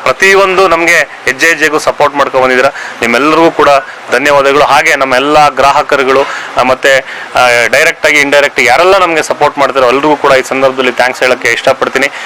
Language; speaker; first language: Kannada; native; Kannada